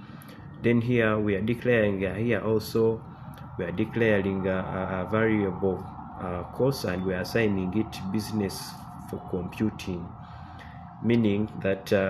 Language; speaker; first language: English; non-native, local second language; Ganda